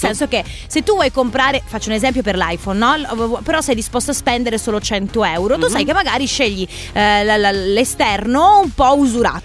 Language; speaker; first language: Italian; native; Italian